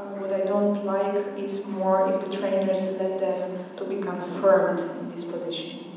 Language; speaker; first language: English; non-native, fluent; Slovak